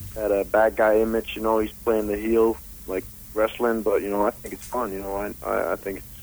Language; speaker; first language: English; non-native, fluent; Danish